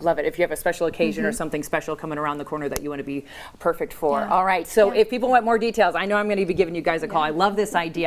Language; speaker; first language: English; native; English